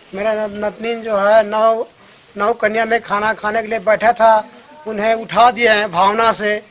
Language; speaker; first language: Hindi; native; Hindi